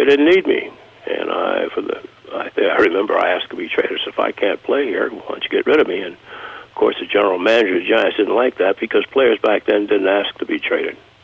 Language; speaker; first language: English; native; English